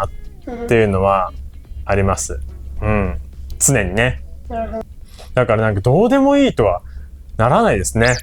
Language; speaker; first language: Japanese; native; Japanese